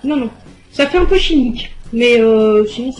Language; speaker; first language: French; native; French